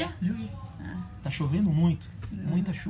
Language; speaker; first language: Spanish; non-native, learner; Portuguese